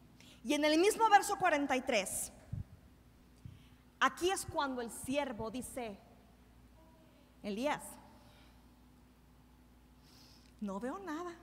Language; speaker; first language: Spanish; native; Spanish